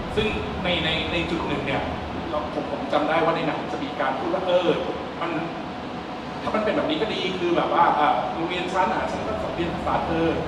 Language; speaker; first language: Thai; native; Thai